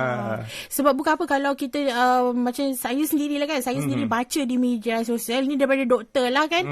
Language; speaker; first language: Malay; native; Malay